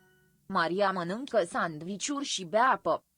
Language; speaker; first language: Romanian; non-native, learner; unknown